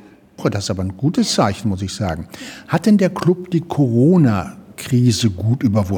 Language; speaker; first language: German; native; German